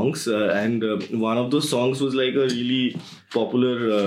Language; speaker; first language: English; non-native, local second language; Bangla